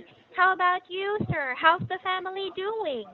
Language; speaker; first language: English; non-native, fluent; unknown